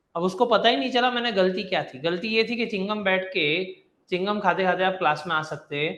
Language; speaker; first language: Hindi; non-native, local second language; Gujarati